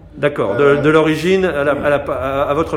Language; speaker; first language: French; native; French